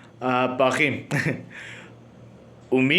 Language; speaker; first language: French; non-native, learner; Spanish